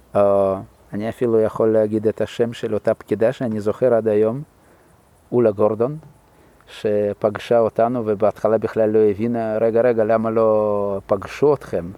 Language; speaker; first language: Hebrew; non-native, fluent; Russian